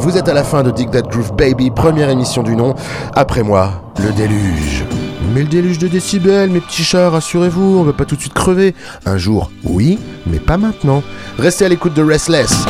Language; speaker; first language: French; native; French